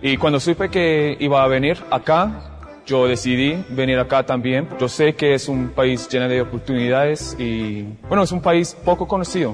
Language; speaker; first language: Spanish; non-native, fluent; English